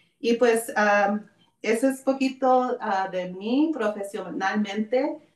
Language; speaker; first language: Spanish; early bilingual, heritage; Spanish